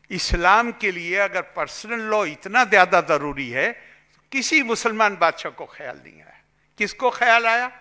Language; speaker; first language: Hindi; native; Hindi